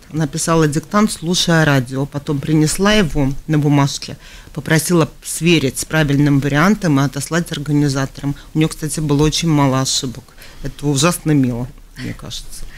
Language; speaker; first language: Russian; native; Russian